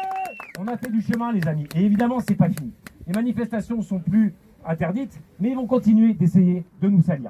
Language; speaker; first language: French; native; French